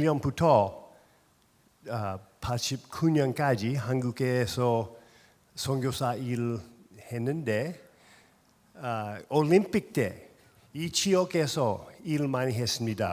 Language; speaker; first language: Korean; non-native, fluent; English